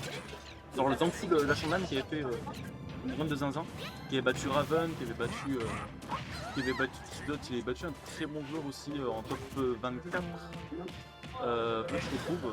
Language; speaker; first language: French; native; French